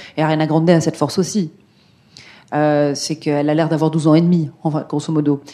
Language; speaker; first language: French; native; French